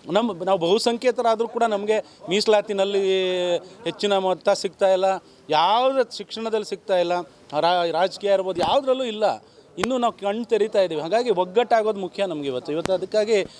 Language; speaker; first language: Kannada; non-native, local second language; Lambadi